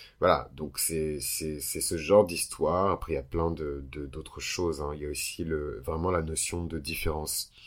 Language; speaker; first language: French; early bilingual, other home language; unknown